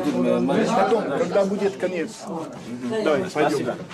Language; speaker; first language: Russian; non-native, learner; French